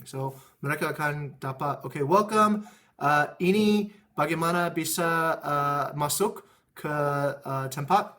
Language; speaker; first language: Indonesian; non-native, fluent; English